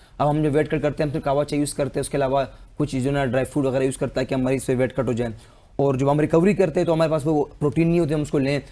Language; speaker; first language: Urdu; non-native, local second language; Pashto